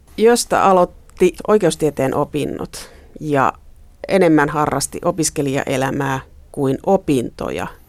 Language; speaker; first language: Finnish; native; Finnish